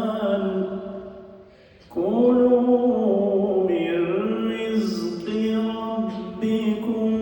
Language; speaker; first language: Arabic; native; Arabic